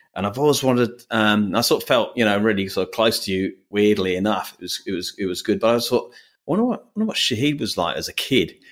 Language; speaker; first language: English; native; English